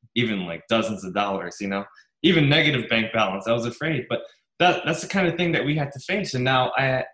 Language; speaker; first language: English; native; English